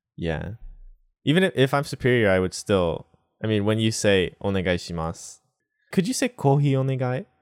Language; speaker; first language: English; native; English